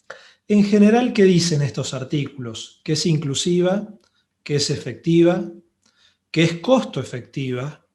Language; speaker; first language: Spanish; native; Spanish